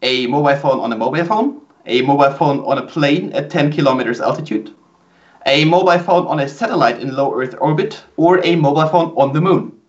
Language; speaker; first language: English; non-native, fluent; German